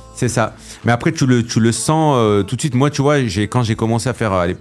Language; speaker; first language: French; native; French